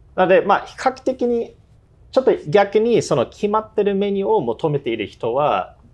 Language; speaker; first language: Japanese; non-native, fluent; English